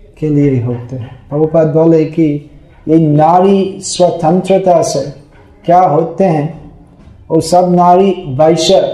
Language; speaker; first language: Hindi; non-native, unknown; English